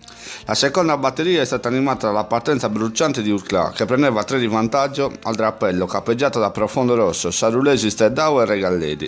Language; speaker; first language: Italian; native; Italian